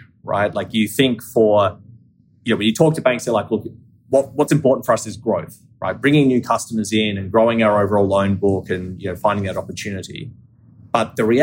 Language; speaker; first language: English; native; English